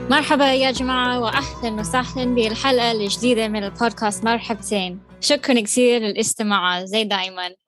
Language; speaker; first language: Arabic; non-native, learner; English